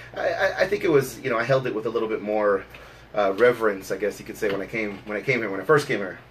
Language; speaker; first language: English; native; English